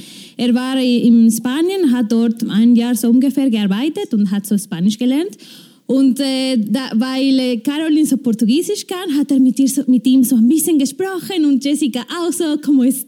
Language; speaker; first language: German; non-native, fluent; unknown